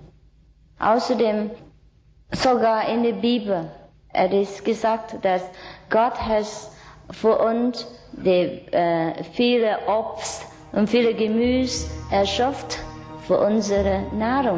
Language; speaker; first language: German; non-native, learner; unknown